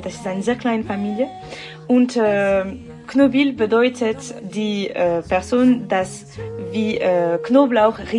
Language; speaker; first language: German; non-native, learner; French